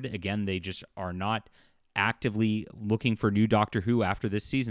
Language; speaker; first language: English; native; English